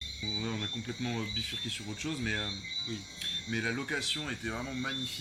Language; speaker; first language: French; native; French